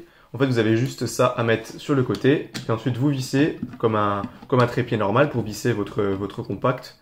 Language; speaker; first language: French; native; French